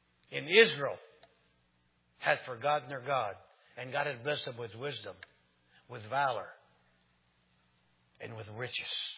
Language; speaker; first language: English; non-native, fluent; Spanish